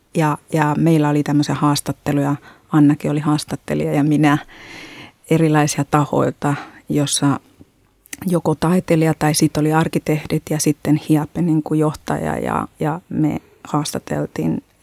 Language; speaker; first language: Finnish; non-native, fluent; Spanish